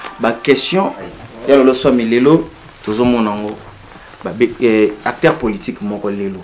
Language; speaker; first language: Lingala; native; Lingala